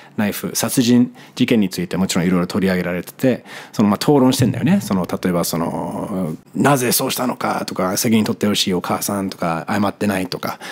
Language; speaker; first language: Japanese; non-native, fluent; English